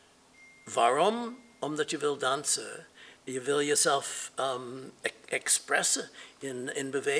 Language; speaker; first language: Dutch; non-native, fluent; English